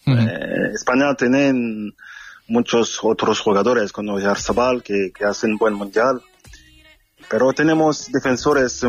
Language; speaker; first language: Spanish; non-native, fluent; French